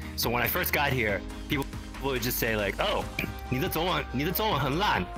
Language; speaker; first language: English; native; English